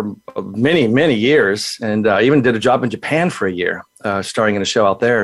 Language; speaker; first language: English; native; English